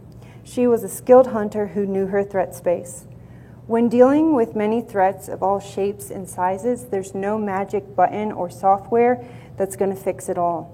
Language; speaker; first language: English; native; English